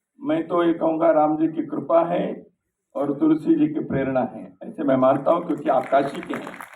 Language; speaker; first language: Hindi; non-native, local second language; Kannada